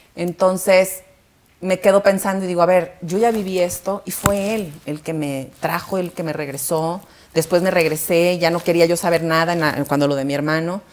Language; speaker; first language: Spanish; native; Spanish